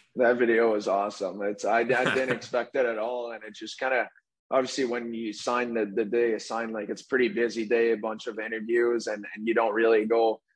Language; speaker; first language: English; native; English